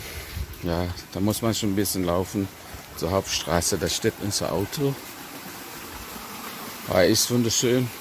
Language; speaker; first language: German; non-native, learner; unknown